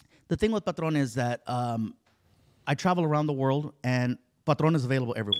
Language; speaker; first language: English; early bilingual, other home language; Spanish